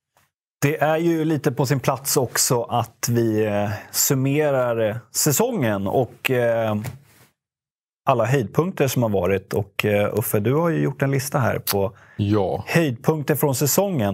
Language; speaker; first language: Swedish; native; Swedish